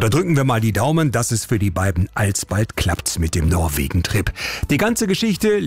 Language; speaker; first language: German; native; German